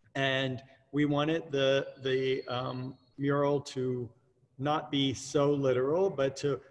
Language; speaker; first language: English; native; English